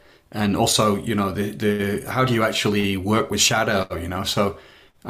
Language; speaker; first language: English; native; English